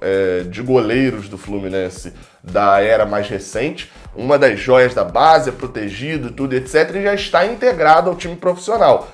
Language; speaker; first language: Portuguese; native; Portuguese